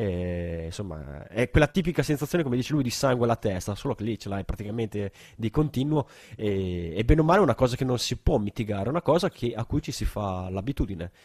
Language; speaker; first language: Italian; native; Italian